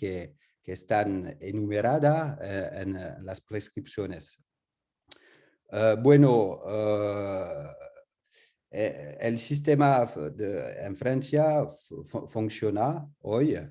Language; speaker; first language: Spanish; non-native, learner; French